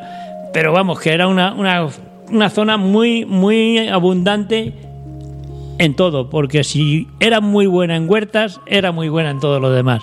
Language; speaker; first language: Spanish; native; Spanish